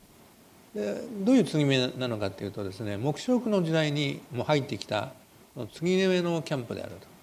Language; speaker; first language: Japanese; native; Japanese